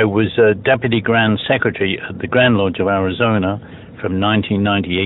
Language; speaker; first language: English; native; English